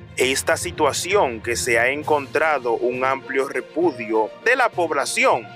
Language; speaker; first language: Spanish; native; Spanish